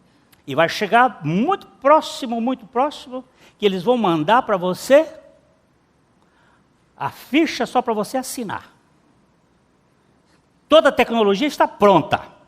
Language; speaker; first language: Portuguese; native; Portuguese